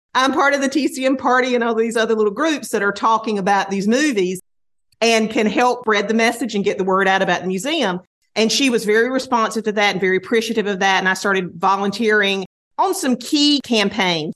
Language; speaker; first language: English; native; English